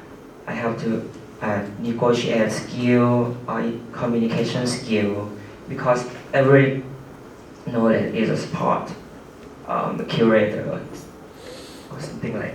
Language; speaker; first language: English; non-native, learner; Thai